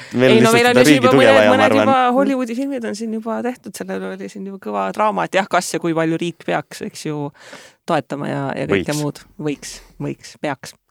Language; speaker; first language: Estonian; native; Estonian